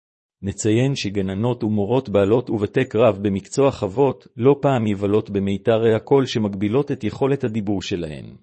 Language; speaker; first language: Hebrew; native; Hebrew